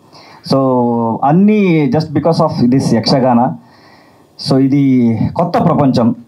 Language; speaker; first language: Telugu; non-native, learner; Kannada